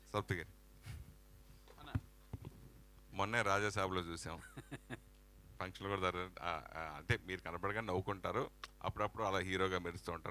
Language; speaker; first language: Telugu; native; Telugu